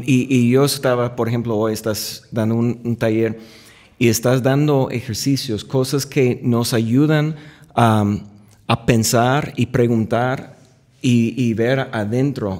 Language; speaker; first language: Spanish; non-native, fluent; English